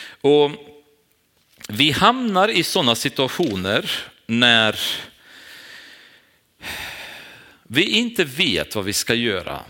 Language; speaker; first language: Swedish; non-native, fluent; Romanian